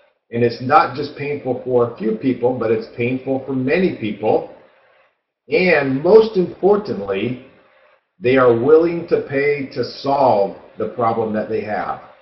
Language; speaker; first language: English; native; English